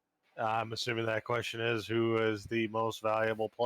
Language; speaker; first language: English; native; English